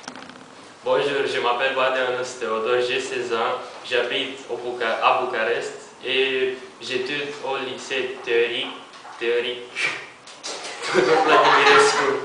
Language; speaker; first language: French; non-native, learner; Romanian